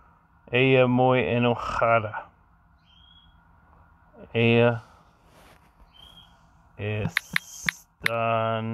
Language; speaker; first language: Spanish; non-native, learner; English